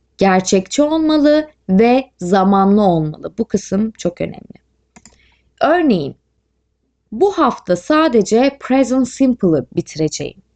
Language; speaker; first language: Turkish; native; Turkish